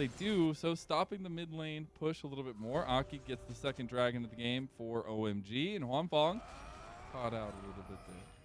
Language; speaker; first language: English; native; English